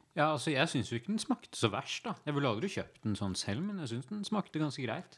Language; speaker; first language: Norwegian; native; Norwegian